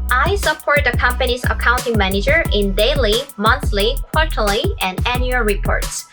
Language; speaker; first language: English; non-native, fluent; Korean